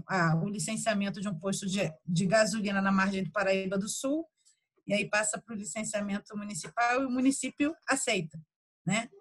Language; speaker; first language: Portuguese; native; Portuguese